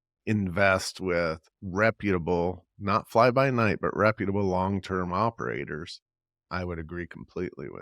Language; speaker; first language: English; native; English